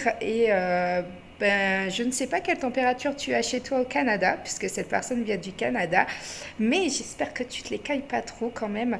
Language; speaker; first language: French; native; French